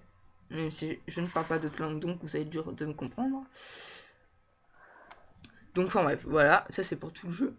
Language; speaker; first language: French; native; French